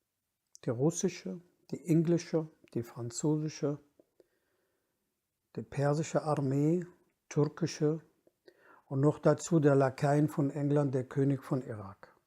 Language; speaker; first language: German; non-native, fluent; Kurdish